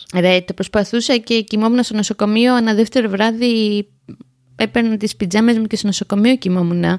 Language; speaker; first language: Greek; native; Greek